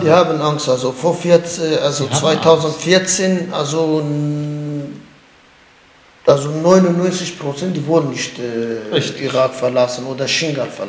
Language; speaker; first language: German; non-native, learner; Kurdish